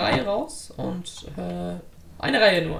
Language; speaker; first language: German; native; German